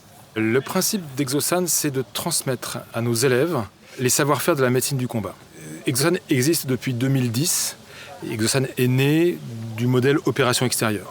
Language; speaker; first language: French; native; French